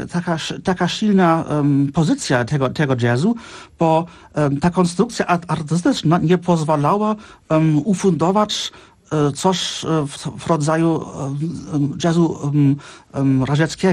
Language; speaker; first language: Polish; non-native, fluent; Czech